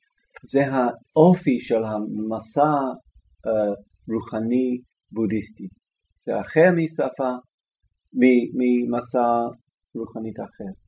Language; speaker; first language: Hebrew; non-native, fluent; English